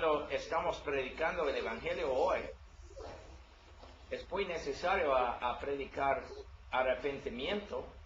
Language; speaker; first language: Spanish; non-native, learner; English